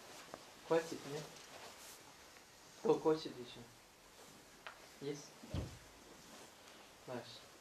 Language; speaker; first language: Russian; non-native, learner; Thai